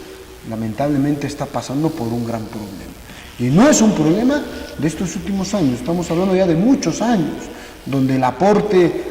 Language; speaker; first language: Spanish; native; Spanish